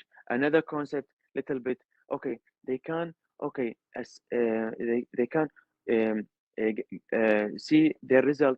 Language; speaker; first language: English; non-native, learner; Arabic